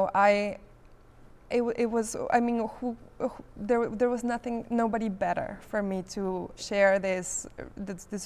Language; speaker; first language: English; non-native, fluent; Spanish